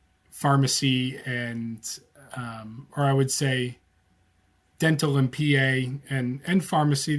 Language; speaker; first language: English; native; English